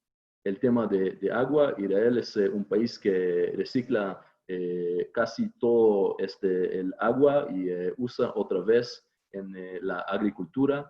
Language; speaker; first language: Spanish; non-native, fluent; Hebrew